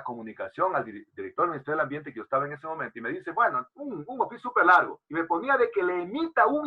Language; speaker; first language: Spanish; native; Spanish